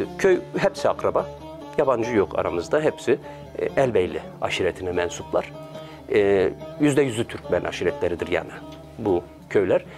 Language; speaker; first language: Turkish; native; Turkish